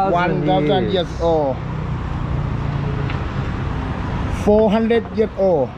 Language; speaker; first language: English; non-native, learner; Thai